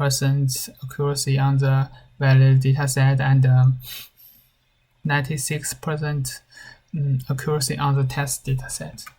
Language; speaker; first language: English; non-native, learner; Chinese